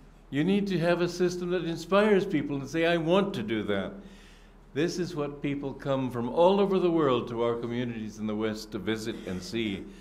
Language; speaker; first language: English; native; English